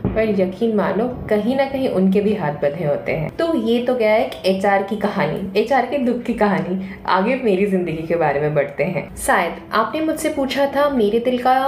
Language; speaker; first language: Hindi; non-native, local second language; Bangla